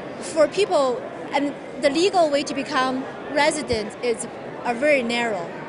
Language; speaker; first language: English; non-native, fluent; Chinese